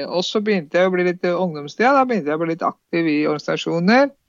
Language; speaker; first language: Norwegian; early bilingual, other home language; Punjabi